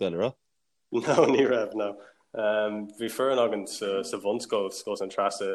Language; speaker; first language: Irish; non-native, local second language; English